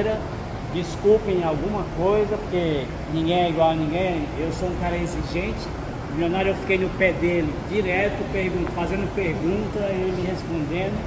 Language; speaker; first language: Portuguese; native; Portuguese